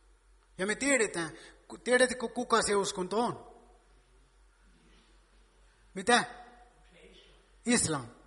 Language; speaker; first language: Finnish; non-native, fluent; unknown